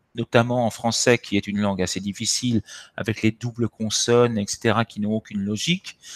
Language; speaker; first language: French; native; French